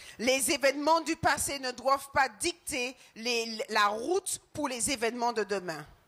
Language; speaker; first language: French; native; French